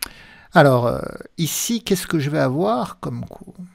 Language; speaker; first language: French; native; French